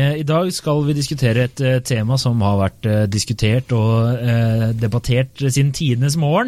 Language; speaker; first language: Norwegian; native; Norwegian